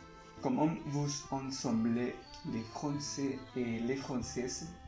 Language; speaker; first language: French; non-native, learner; Spanish